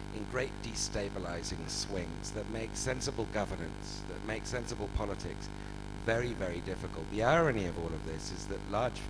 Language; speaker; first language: English; native; English